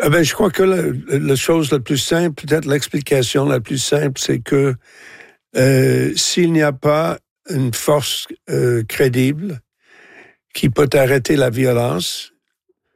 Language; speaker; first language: French; non-native, local second language; English